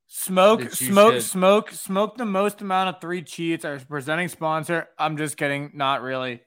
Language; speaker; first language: English; native; English